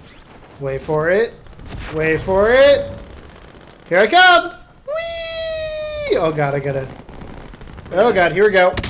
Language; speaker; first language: English; native; English